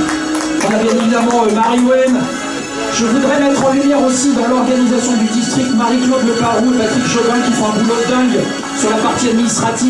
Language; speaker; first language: French; native; French